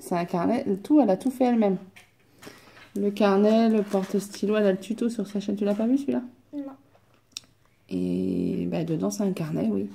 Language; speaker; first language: French; native; French